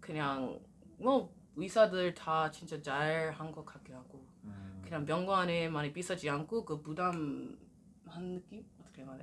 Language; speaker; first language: Korean; non-native, learner; English